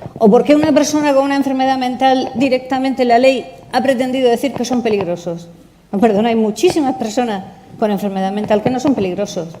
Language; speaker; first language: Spanish; native; Spanish